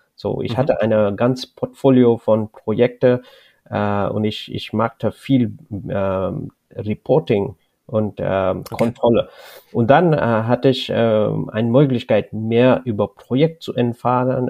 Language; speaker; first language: German; non-native, learner; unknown